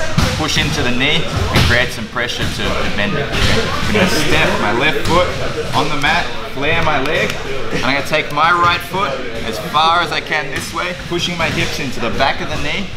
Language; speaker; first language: English; native; English